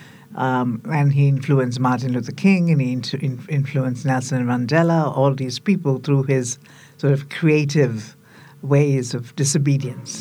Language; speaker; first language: English; non-native, local second language; Tamil